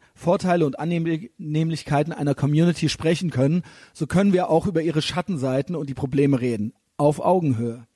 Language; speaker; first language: German; native; German